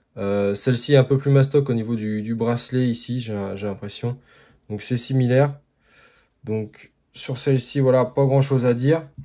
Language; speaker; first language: French; native; French